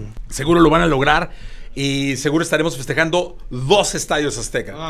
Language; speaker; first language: Spanish; native; Spanish